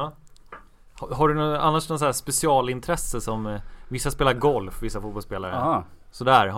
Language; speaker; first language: Swedish; native; Swedish